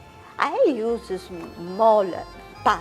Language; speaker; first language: English; non-native, fluent; Italian